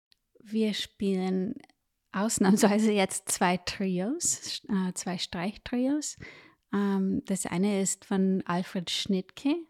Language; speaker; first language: German; non-native, fluent; English